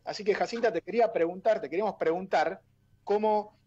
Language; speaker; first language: Spanish; native; Spanish